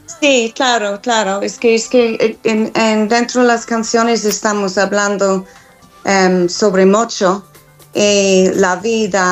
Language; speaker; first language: Spanish; non-native, fluent; English